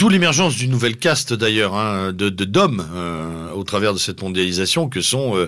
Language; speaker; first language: French; native; French